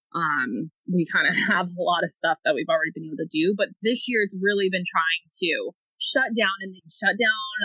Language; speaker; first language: English; native; English